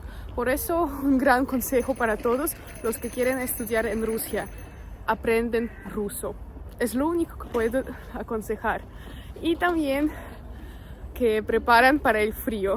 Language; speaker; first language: Spanish; non-native, fluent; Russian